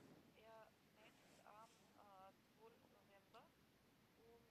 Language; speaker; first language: German; non-native, learner; Macedonian